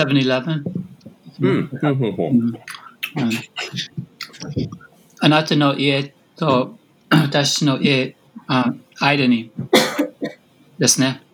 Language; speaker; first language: Japanese; non-native, learner; English